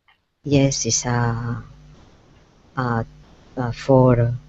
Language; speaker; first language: English; non-native, learner; Spanish